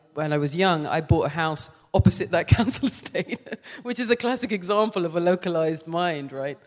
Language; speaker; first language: English; native; English